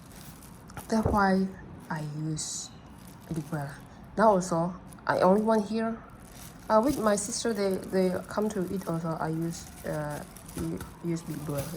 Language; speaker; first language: English; non-native, learner; Burmese